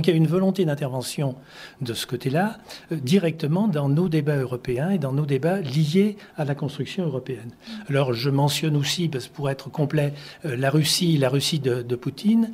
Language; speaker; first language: French; native; French